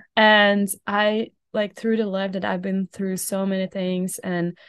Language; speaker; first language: English; non-native, fluent; Czech